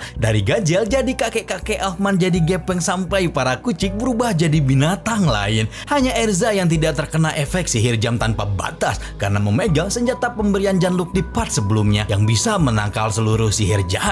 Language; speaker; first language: Indonesian; native; Indonesian